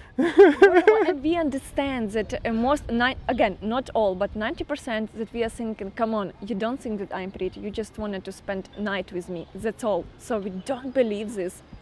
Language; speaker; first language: English; non-native, fluent; Russian